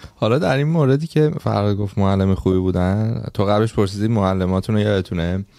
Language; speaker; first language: Persian; native; Persian